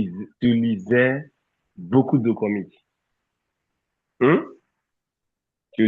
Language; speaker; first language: French; non-native, fluent; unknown